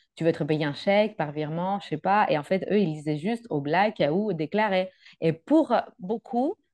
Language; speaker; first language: French; non-native, fluent; Greek